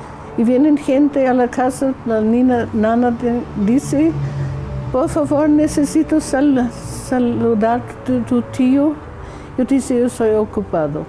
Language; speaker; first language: Spanish; non-native, learner; German